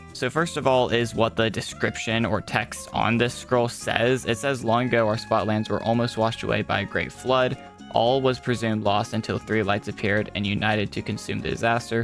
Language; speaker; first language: English; native; English